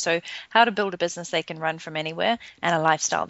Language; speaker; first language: English; native; English